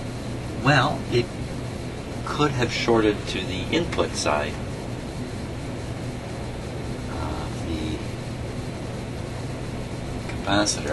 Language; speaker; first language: English; native; English